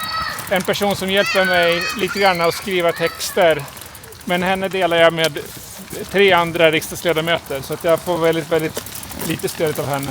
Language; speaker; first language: Swedish; native; Swedish